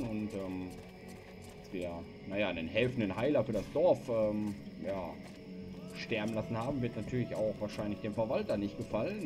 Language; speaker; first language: German; native; German